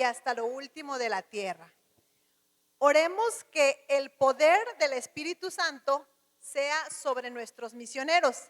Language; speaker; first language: Spanish; native; Spanish